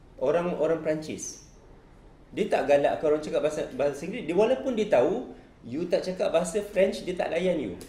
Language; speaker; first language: Malay; native; Malay